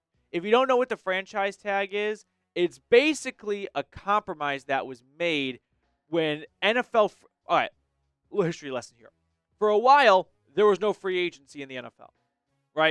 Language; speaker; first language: English; native; English